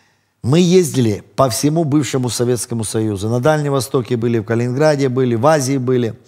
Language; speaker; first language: Russian; native; Russian